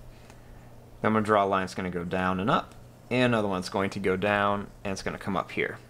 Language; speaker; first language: English; native; English